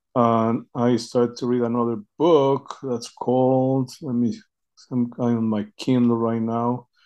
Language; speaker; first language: English; non-native, fluent; Spanish